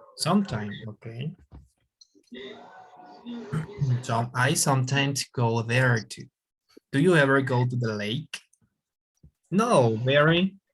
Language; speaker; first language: English; non-native, fluent; Spanish